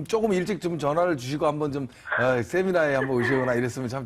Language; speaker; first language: Korean; native; Korean